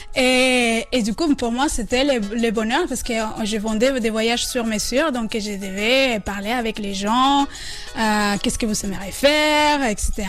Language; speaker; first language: French; non-native, fluent; Spanish